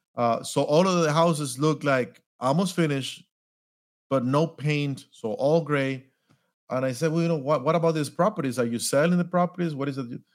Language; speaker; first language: English; non-native, fluent; Spanish